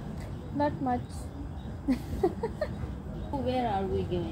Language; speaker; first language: English; non-native, fluent; Urdu